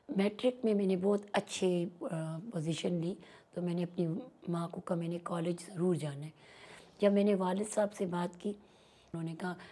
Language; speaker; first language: Urdu; non-native, local second language; Pashto